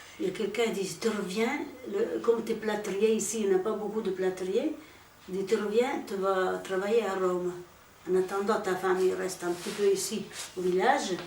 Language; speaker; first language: French; non-native, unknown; Italian